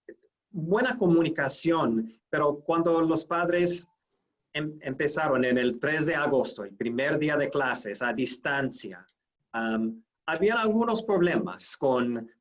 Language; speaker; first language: Spanish; non-native, fluent; English